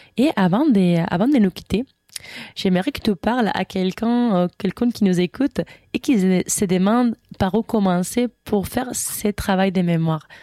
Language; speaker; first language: French; non-native, fluent; Spanish